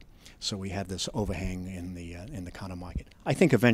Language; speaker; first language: English; native; English